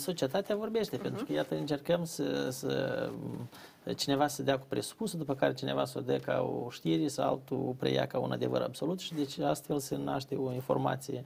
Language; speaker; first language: Romanian; native; Romanian